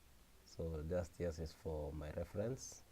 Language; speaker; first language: English; non-native, local second language; Swahili